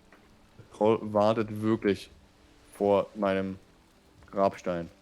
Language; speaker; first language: German; native; German